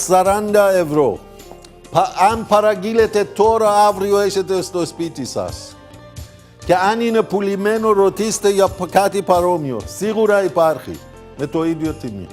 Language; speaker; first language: Greek; non-native, learner; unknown